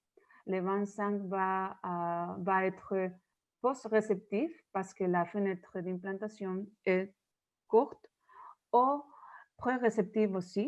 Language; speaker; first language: French; non-native, fluent; Spanish